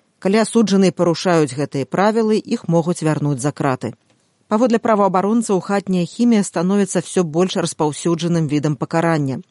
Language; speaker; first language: Belarusian; native; Belarusian